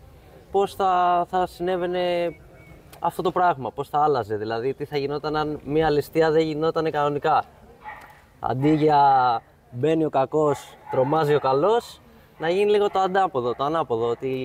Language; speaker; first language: Greek; native; Greek